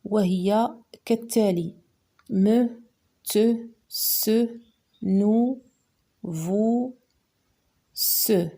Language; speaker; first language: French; non-native, local second language; Arabic